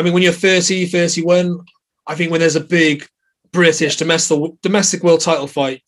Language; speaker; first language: English; native; English